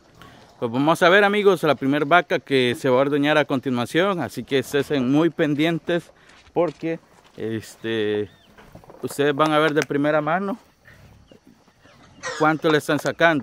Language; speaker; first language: Spanish; native; Spanish